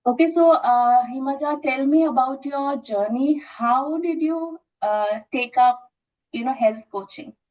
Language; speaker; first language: English; non-native, local second language; Assamese